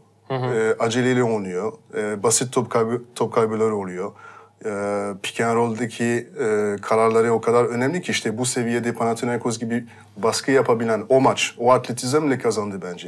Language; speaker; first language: Turkish; non-native, fluent; French